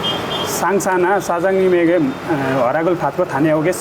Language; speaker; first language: Korean; non-native, learner; Nepali